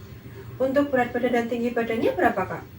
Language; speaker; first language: Indonesian; native; Indonesian